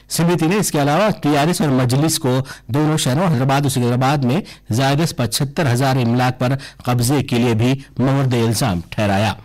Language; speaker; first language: Urdu; native; Urdu